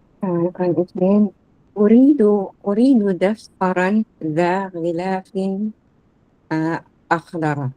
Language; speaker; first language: Arabic; non-native, learner; Filipino